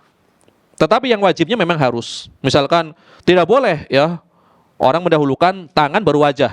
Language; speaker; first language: Indonesian; native; Indonesian